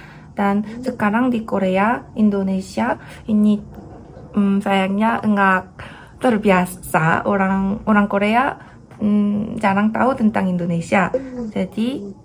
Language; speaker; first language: Indonesian; non-native, learner; Korean